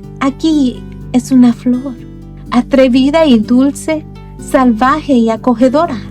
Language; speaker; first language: Spanish; early bilingual, other home language; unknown